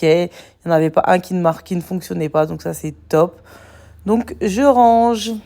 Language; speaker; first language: French; native; French